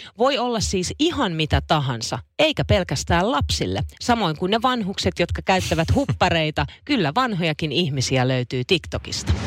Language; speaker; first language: Finnish; native; Finnish